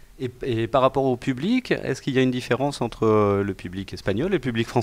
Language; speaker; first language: French; native; French